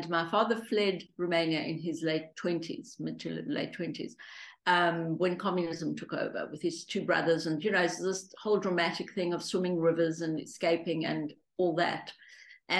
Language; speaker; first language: English; early bilingual, other home language; Greek